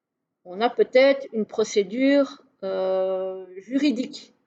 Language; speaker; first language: French; native; French